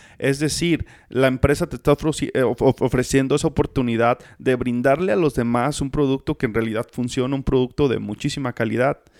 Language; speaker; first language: Spanish; native; Spanish